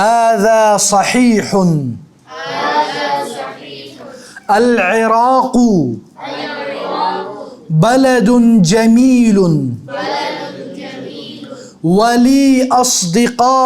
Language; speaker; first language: Arabic; non-native, fluent; Urdu